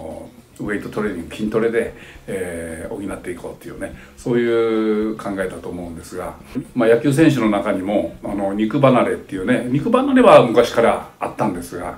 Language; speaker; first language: Japanese; native; Japanese